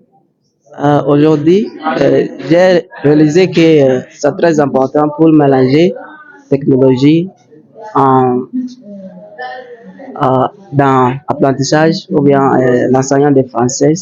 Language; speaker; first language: French; non-native, learner; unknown